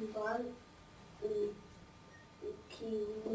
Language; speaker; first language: French; non-native, learner; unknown